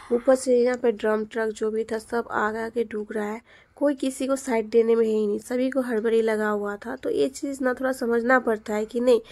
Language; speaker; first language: Hindi; non-native, local second language; Bangla